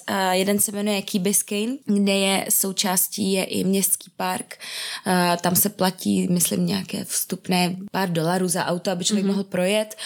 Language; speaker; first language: Czech; native; Czech